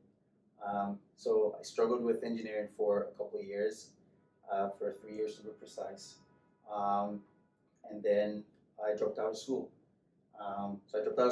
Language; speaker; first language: English; non-native, local second language; Yoruba